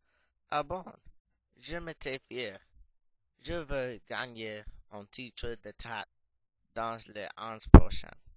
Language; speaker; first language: French; non-native, learner; English